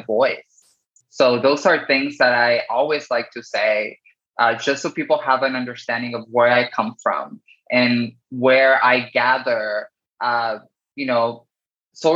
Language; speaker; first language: English; early bilingual, other home language; Spanish